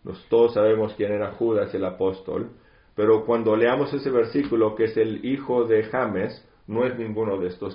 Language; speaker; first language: Spanish; early bilingual, heritage; Spanish